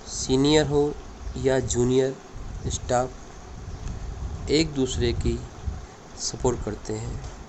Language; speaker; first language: Hindi; native; Hindi